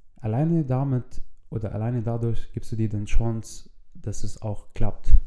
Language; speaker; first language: German; non-native, fluent; Arabic